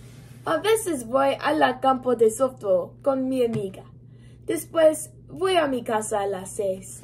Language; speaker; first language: Spanish; non-native, learner; English